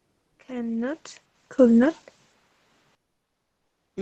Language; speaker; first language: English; non-native, learner; Spanish